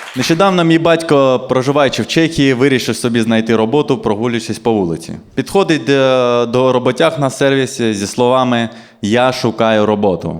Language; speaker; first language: Ukrainian; non-native, local second language; Russian